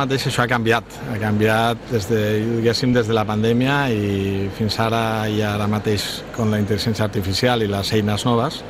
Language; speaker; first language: Catalan; non-native, local second language; Spanish